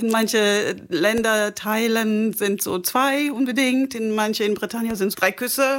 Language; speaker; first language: German; non-native, fluent; French